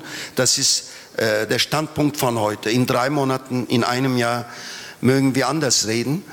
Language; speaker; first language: German; non-native, fluent; Turkish